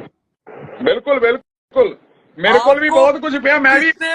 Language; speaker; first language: Hindi; non-native, local second language; Punjabi